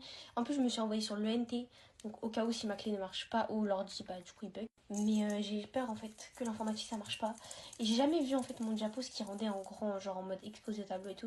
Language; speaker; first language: French; native; French